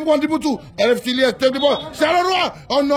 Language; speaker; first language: French; native; French